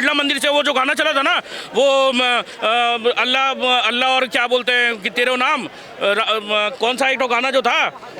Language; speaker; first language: Hindi; native; Hindi